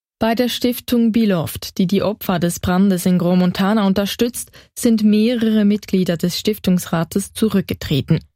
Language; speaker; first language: German; native; German